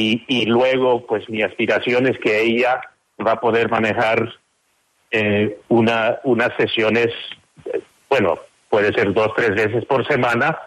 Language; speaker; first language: Spanish; non-native, fluent; English